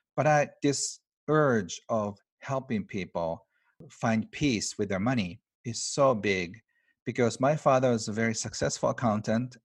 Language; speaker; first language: English; non-native, fluent; Japanese